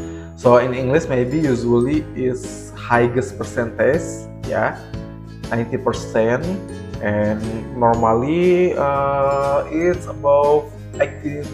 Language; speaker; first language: English; non-native, learner; Indonesian